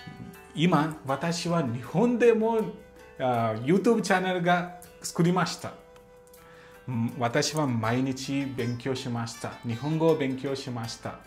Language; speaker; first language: Japanese; non-native, learner; Telugu